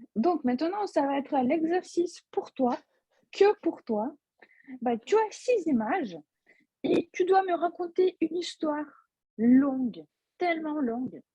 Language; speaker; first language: French; non-native, fluent; Russian